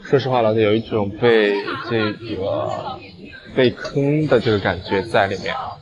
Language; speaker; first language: Chinese; native; Chinese